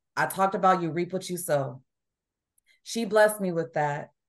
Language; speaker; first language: English; native; English